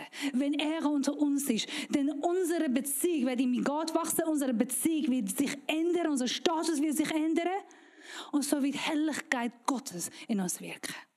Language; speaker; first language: German; non-native, learner; Persian